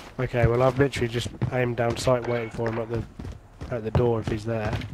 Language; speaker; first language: English; native; English